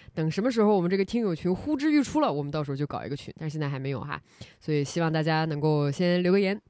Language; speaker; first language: Chinese; native; Chinese